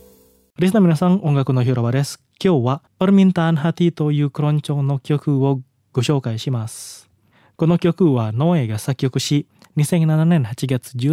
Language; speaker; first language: Japanese; non-native, fluent; Indonesian